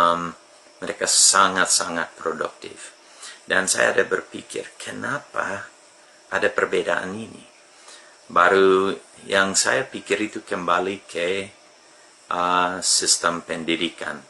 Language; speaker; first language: Indonesian; non-native, fluent; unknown